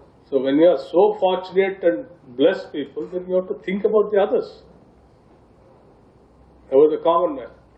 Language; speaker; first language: English; non-native, local second language; Telugu